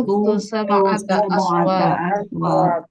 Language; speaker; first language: Arabic; non-native, learner; Indonesian